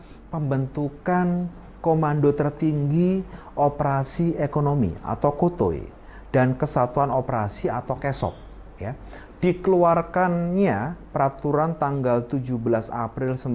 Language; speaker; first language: Indonesian; native; Indonesian